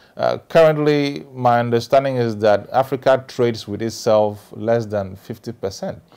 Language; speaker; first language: English; non-native, local second language; Ewe